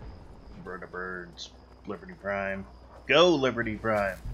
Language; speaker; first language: English; native; English